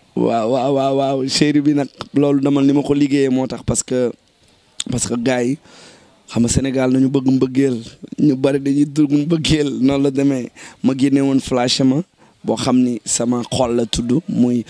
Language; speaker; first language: Wolof; native; Wolof